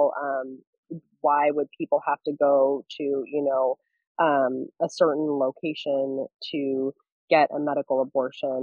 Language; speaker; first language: English; native; English